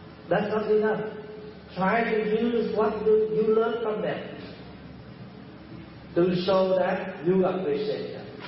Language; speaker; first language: English; early bilingual, other home language; Vietnamese